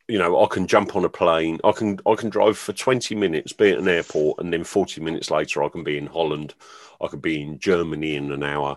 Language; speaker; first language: English; native; English